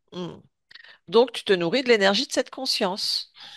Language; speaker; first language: French; native; French